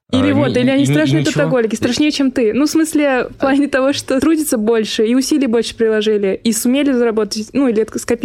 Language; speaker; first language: Russian; native; Russian